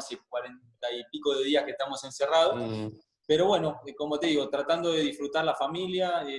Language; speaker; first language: Spanish; native; Spanish